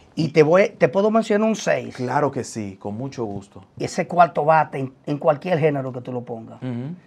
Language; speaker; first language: Spanish; native; Spanish